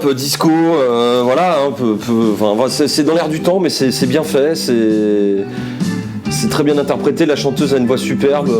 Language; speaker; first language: French; native; French